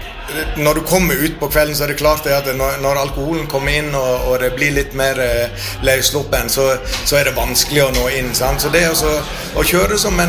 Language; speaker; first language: Norwegian; native; Norwegian